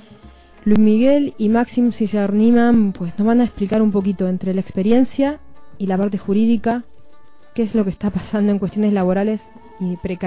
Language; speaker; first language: Spanish; native; Spanish